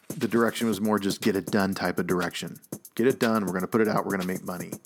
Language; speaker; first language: English; native; English